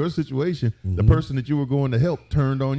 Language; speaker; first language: English; native; English